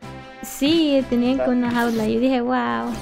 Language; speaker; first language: Spanish; early bilingual, heritage; Spanish